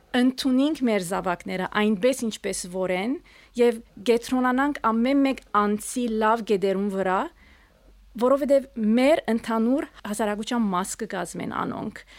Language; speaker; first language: Armenian; early bilingual, heritage; Armenian